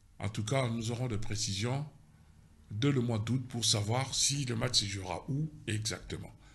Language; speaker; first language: French; non-native, local second language; Lingala